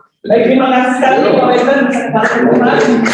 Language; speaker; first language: Indonesian; native; Indonesian